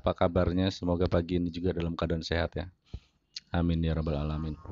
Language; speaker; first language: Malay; non-native, local second language; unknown